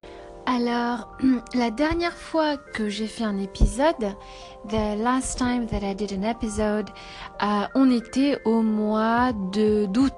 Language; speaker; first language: French; non-native, fluent; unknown